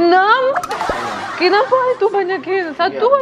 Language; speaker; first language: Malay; non-native, learner; Russian